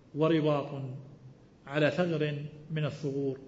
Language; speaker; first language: Arabic; native; Arabic